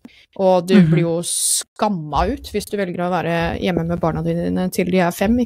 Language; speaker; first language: Norwegian; native; Norwegian